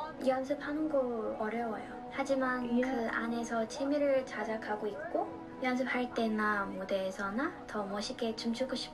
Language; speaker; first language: Korean; non-native, learner; Thai